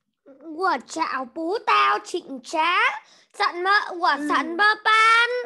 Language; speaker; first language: Chinese; non-native, learner; Vietnamese